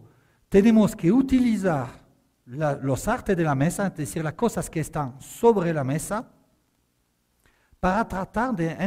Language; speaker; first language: Spanish; non-native, fluent; French